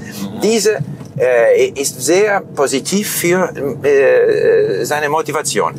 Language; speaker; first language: German; non-native, fluent; English